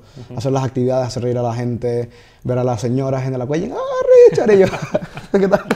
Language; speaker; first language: Spanish; native; Spanish